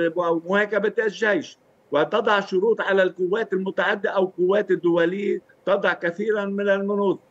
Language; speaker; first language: Arabic; native; Arabic